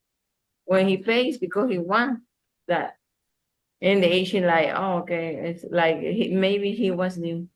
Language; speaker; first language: English; non-native, learner; Spanish